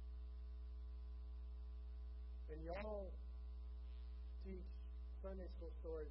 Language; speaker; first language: English; native; English